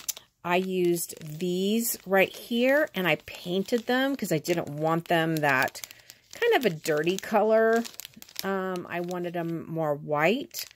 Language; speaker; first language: English; native; English